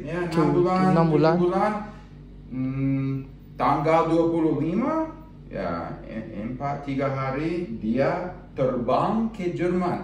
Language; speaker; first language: Indonesian; non-native, learner; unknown